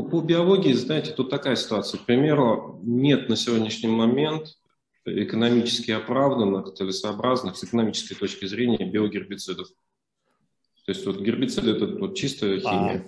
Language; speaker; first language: Russian; native; Russian